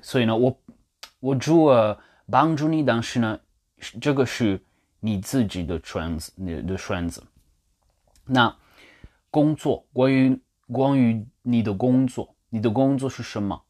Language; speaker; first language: Chinese; non-native, learner; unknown